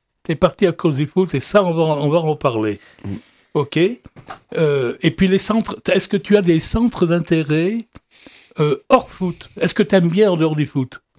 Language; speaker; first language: French; native; French